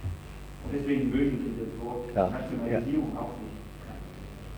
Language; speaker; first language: German; non-native, fluent; Italian